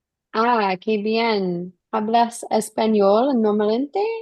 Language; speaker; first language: Spanish; non-native, learner; English